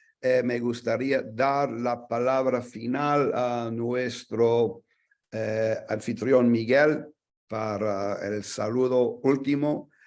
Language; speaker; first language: Spanish; non-native, fluent; English